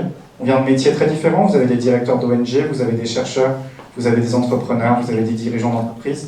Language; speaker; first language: French; native; French